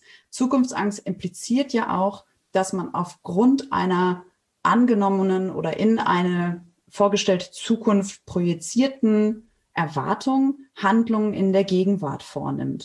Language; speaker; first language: German; native; German